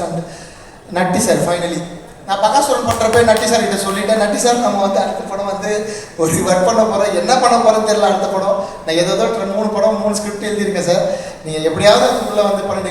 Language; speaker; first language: Tamil; native; Tamil